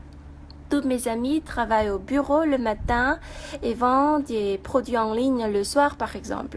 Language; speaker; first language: French; non-native, fluent; Vietnamese